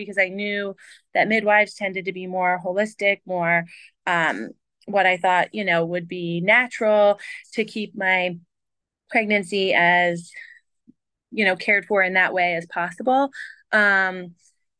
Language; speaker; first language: English; native; English